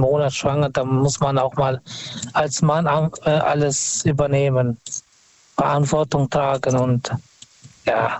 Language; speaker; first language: German; non-native, fluent; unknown